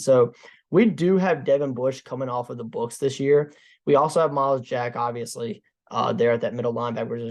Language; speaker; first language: English; native; English